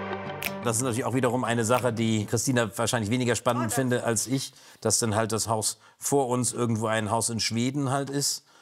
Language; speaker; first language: German; native; German